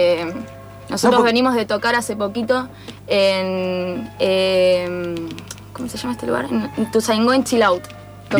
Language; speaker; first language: Spanish; native; Spanish